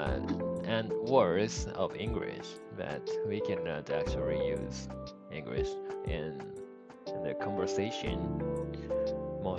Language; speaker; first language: English; non-native, learner; Japanese